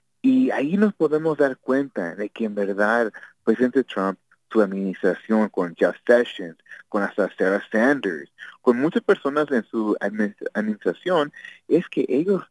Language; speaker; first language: Spanish; early bilingual, heritage; Spanish